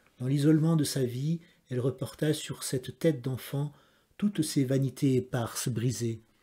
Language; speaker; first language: French; native; French